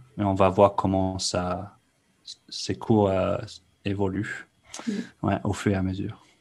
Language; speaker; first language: French; non-native, fluent; English